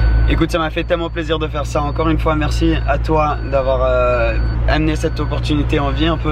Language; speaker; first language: French; native; French